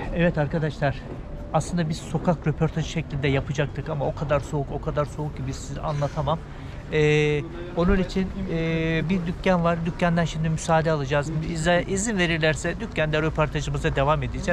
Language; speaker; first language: Turkish; native; Turkish